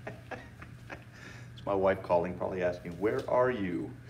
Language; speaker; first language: English; native; English